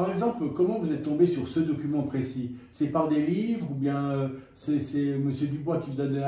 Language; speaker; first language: French; native; French